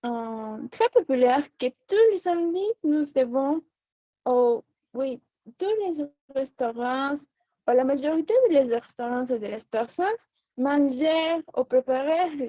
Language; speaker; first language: French; non-native, learner; Spanish